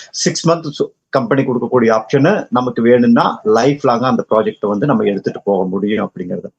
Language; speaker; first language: Tamil; native; Tamil